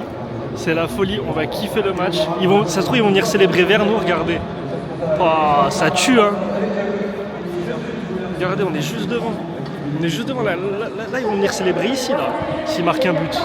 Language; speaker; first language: French; native; French